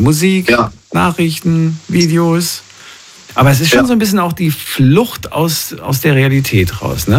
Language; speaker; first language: German; native; German